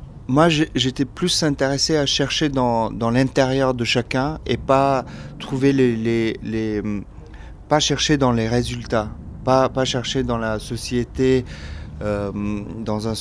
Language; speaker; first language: French; non-native, fluent; Bulgarian